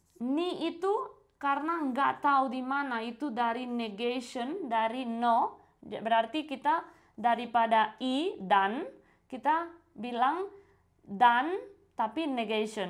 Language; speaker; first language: Indonesian; non-native, fluent; Spanish